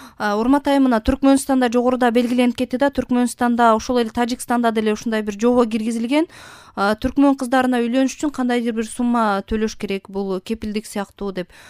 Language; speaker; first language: Kyrgyz; native; Kyrgyz